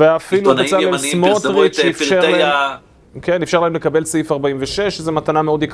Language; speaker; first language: Hebrew; native; Hebrew